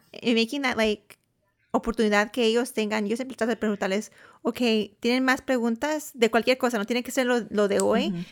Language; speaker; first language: Spanish; early bilingual, heritage; Spanish